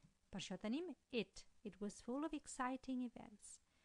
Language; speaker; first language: English; non-native, fluent; Catalan